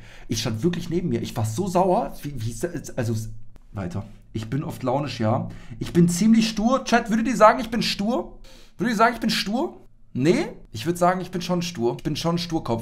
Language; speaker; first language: German; native; German